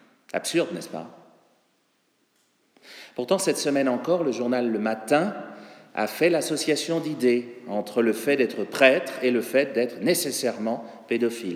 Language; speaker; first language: French; native; French